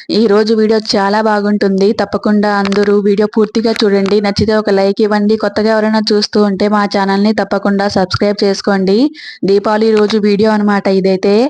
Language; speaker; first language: Telugu; native; Telugu